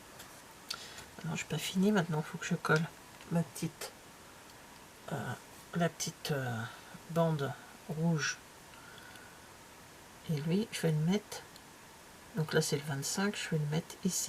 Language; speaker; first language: French; native; French